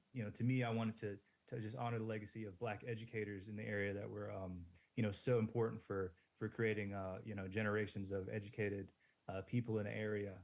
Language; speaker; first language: English; native; English